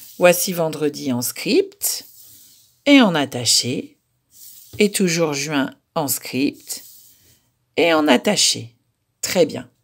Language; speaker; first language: French; native; French